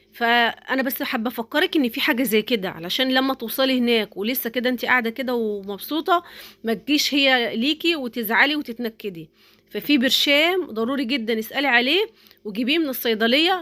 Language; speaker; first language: Arabic; native; Arabic